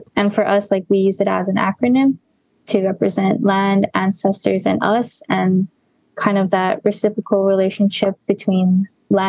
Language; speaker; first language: English; native; English